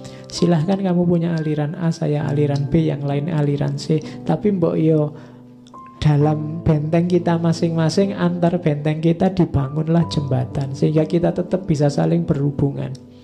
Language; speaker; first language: Indonesian; non-native, local second language; Javanese